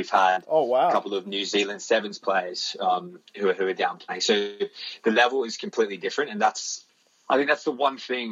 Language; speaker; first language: English; native; English